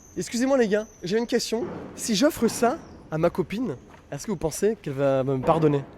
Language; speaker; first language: French; native; French